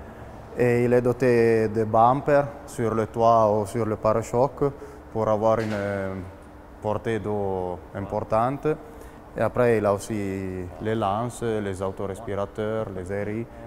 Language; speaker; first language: French; non-native, fluent; Italian